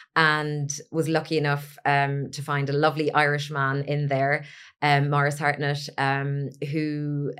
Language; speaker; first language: English; native; English